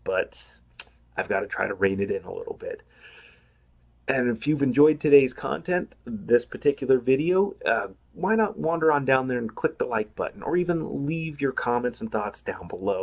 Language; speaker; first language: English; native; English